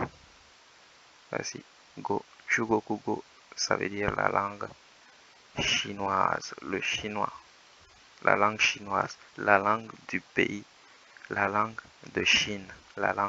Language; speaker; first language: French; native; French